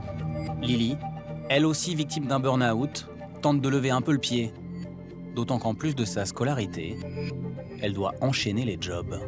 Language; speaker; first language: French; native; French